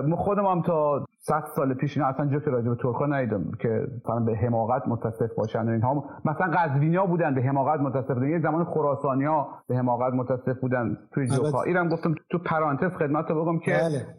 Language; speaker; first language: Persian; native; Persian